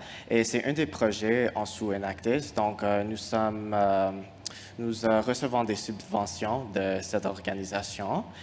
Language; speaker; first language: French; non-native, fluent; English